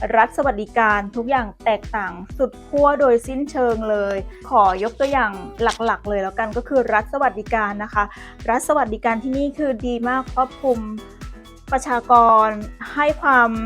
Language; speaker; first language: Thai; native; Thai